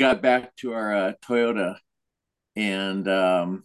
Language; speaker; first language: English; native; English